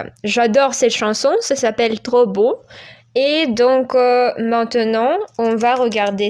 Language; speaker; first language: French; non-native, fluent; Russian